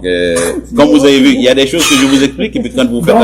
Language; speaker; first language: French; native; French